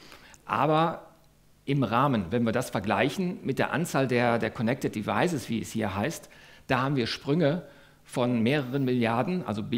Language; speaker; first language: German; native; German